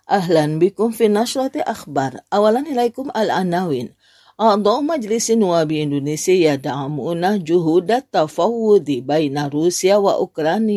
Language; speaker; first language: Arabic; non-native, fluent; Indonesian